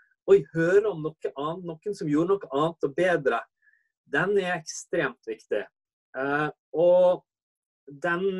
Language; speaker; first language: Norwegian; native; Norwegian